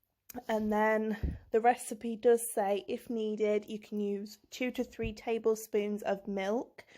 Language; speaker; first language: English; native; English